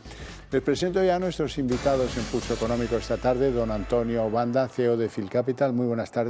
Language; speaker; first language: Spanish; native; Spanish